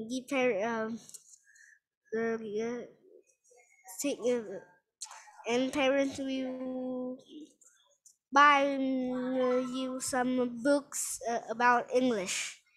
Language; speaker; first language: English; non-native, learner; Vietnamese